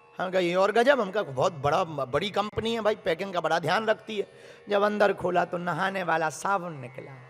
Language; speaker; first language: Hindi; native; Hindi